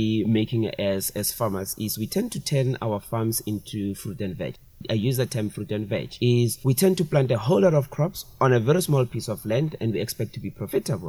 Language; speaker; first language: English; non-native, local second language; Tswana